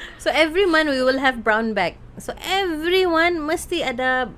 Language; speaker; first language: English; non-native, local second language; Malay